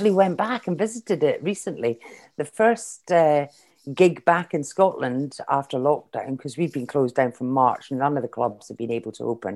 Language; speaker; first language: English; native; English